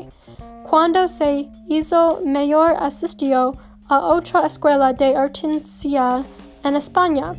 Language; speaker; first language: Spanish; non-native, learner; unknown